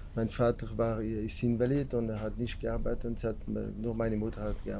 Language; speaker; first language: German; non-native, learner; French